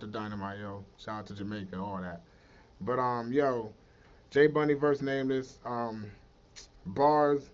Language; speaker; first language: English; native; English